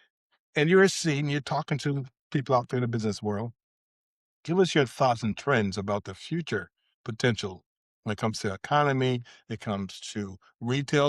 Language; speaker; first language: English; native; English